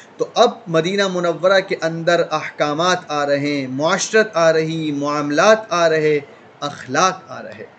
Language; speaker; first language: Urdu; native; Urdu